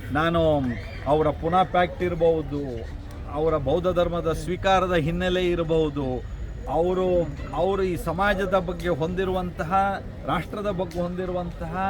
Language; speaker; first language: Kannada; native; Kannada